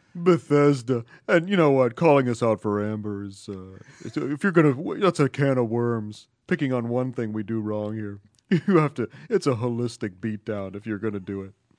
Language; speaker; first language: English; native; English